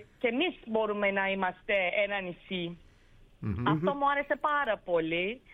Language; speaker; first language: Greek; early bilingual, heritage; Turkish